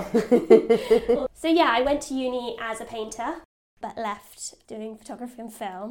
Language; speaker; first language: English; native; English